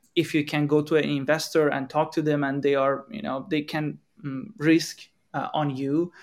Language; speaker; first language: English; non-native, fluent; Persian